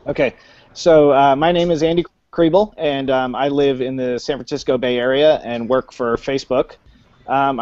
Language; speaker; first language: English; native; English